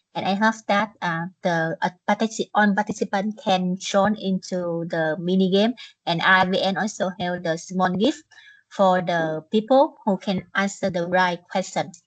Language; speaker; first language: English; non-native, learner; Vietnamese